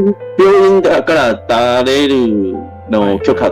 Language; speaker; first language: Japanese; non-native, learner; Chinese